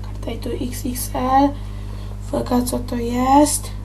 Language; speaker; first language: Polish; native; Polish